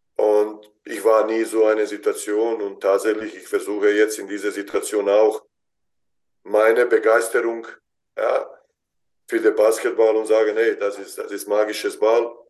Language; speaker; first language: German; non-native, fluent; Bosnian